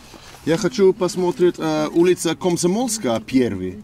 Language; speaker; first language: Russian; non-native, learner; English